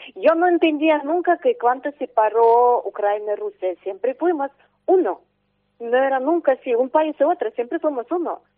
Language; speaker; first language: Spanish; non-native, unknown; Russian